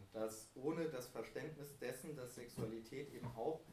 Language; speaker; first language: German; native; German